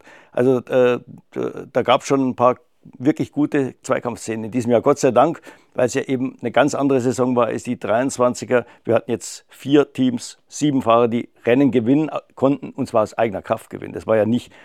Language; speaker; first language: German; native; German